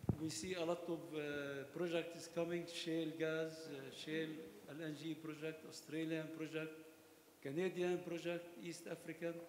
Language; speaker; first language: English; non-native, learner; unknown